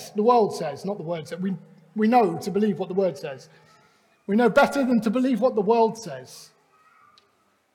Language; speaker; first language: English; native; English